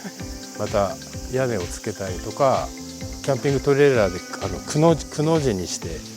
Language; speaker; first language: Japanese; native; Japanese